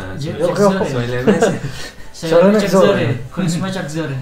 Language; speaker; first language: Turkish; non-native, learner; Indonesian